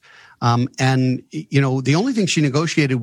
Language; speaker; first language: English; native; English